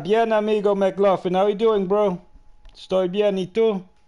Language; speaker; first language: Spanish; non-native, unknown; Dutch